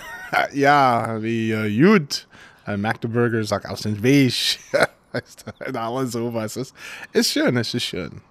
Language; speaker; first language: German; non-native, fluent; English